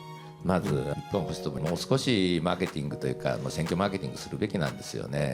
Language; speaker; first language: Japanese; native; Japanese